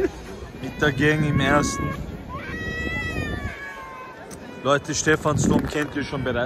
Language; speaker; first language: German; early bilingual, other home language; Turkish